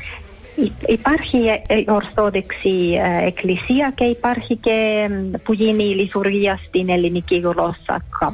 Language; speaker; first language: Greek; early bilingual, heritage; Greek